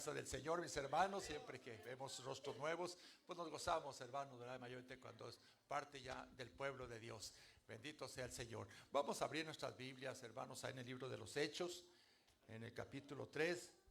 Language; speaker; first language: Spanish; native; Spanish